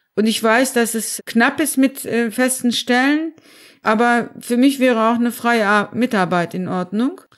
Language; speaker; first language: German; early bilingual, other home language; Turkish